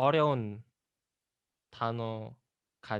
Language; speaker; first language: Korean; non-native, learner; Indonesian